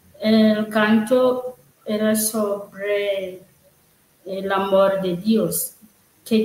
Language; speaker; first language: Spanish; non-native, learner; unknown